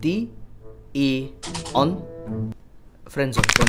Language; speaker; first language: Russian; non-native, learner; Indonesian